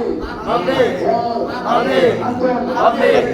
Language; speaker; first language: Arabic; non-native, learner; Bangla